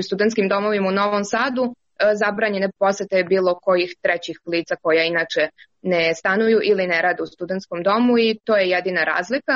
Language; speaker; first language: Serbian; native; Serbian